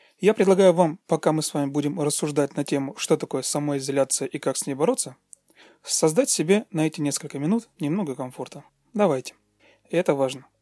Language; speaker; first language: Russian; native; Russian